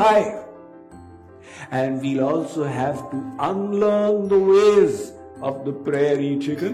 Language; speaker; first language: English; non-native, local second language; Hindi